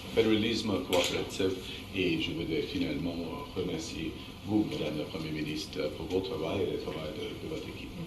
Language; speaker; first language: French; non-native, fluent; English